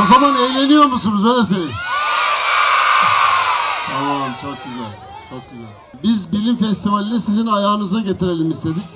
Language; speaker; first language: Turkish; native; Turkish